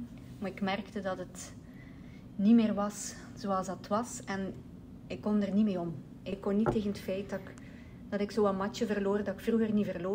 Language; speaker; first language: Dutch; native; Dutch